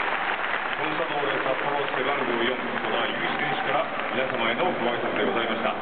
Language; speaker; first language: Japanese; native; Japanese